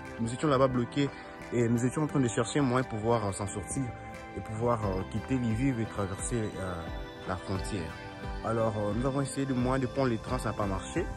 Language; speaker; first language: French; non-native, local second language; Swahili